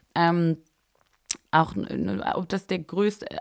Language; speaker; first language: German; native; German